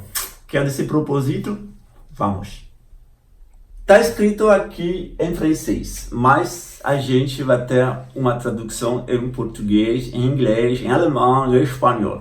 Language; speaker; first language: Portuguese; non-native, fluent; French